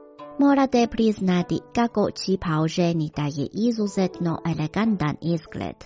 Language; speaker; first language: Croatian; non-native, fluent; Chinese